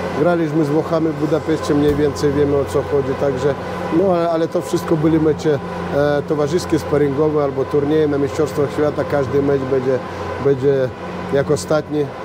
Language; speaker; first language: Polish; non-native, fluent; Russian